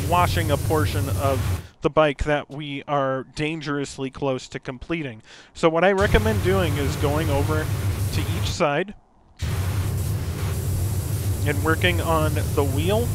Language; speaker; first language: English; native; English